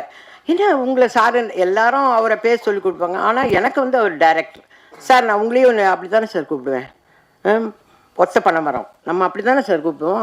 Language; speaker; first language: Tamil; native; Tamil